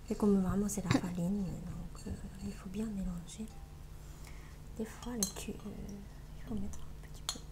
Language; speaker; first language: French; non-native, learner; Japanese